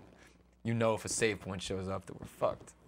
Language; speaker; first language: English; native; English